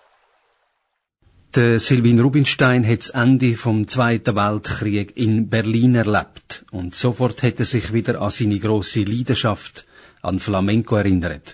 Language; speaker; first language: German; native; German